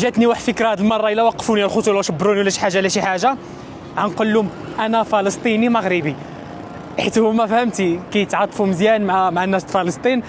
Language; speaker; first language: Arabic; native; Arabic